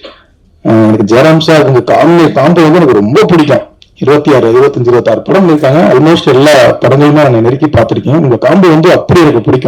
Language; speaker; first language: Tamil; native; Tamil